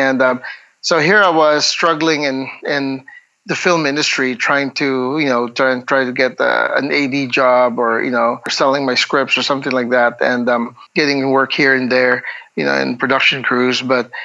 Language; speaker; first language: English; non-native, local second language; Hiligaynon